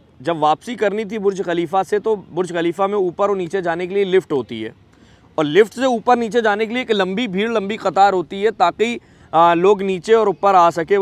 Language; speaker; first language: Hindi; native; Hindi